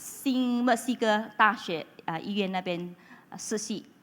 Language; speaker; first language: Chinese; non-native, local second language; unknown